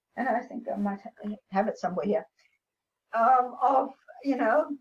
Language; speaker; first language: English; non-native, local second language; German